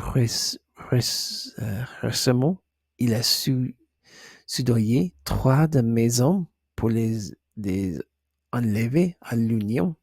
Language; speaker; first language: French; non-native, learner; English